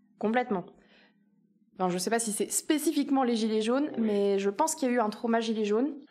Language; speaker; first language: French; native; French